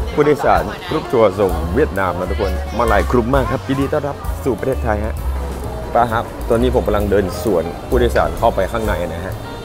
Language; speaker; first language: Thai; native; Thai